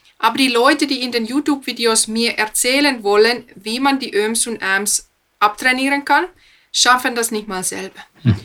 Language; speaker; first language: German; non-native, fluent; Finnish